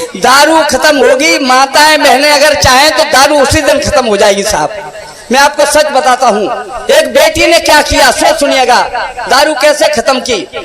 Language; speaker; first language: Hindi; native; Hindi